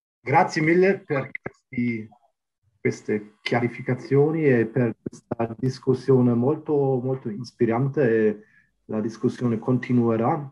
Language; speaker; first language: Italian; non-native, fluent; German